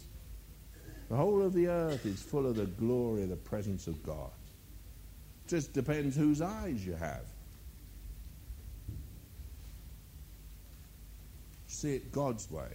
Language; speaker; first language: English; native; English